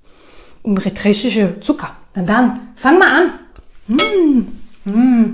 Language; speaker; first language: German; non-native, fluent; Italian